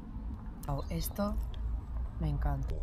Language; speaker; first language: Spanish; non-native, learner; Italian